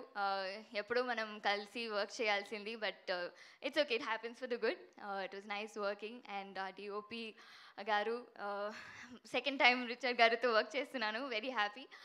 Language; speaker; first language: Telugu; non-native, fluent; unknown